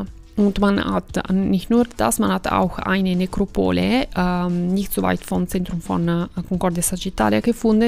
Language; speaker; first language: German; non-native, fluent; Italian